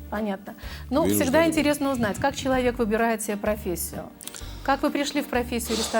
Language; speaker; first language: Russian; native; Russian